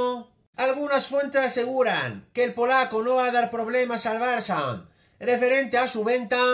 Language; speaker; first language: Spanish; native; Spanish